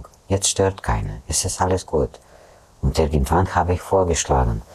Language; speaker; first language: German; non-native, fluent; Russian